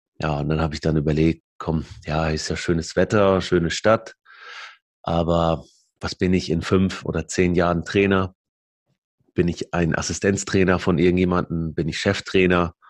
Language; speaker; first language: German; early bilingual, other home language; Arabic